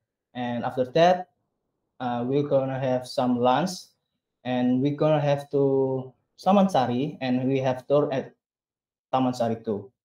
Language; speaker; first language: English; non-native, learner; Indonesian